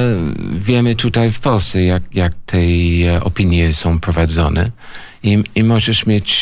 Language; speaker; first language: Polish; non-native, learner; English